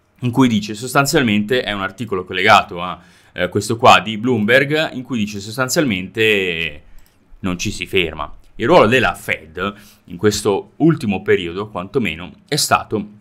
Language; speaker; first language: Italian; native; Italian